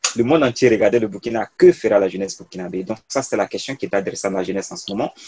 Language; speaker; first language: French; non-native, local second language; Mossi